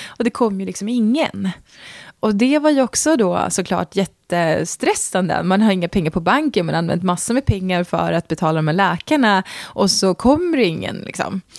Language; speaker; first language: Swedish; native; Swedish